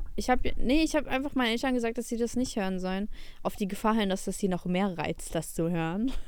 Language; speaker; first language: German; early bilingual, other home language; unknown